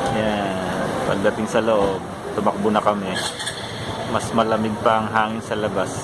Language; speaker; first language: Filipino; non-native, local second language; Hiligaynon